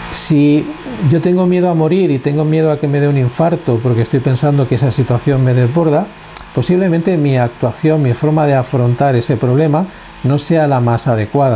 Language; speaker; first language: Spanish; native; Spanish